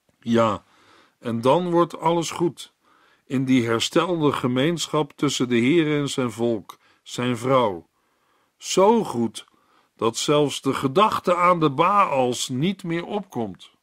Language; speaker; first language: Dutch; native; Dutch